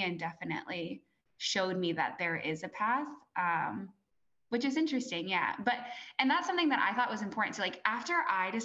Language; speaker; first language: English; native; English